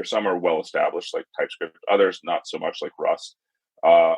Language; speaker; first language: English; native; English